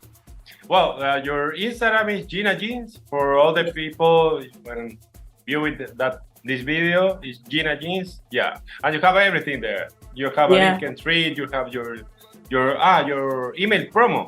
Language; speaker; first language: English; non-native, learner; Spanish